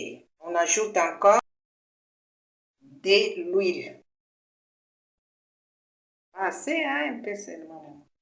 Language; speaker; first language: French; non-native, local second language; Lingala